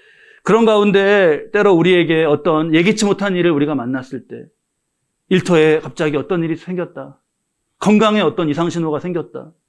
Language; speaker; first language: Korean; native; Korean